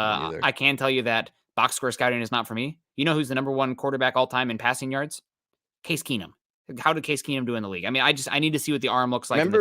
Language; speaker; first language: English; native; English